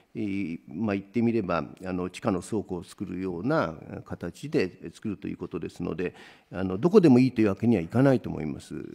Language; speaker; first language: Japanese; native; Japanese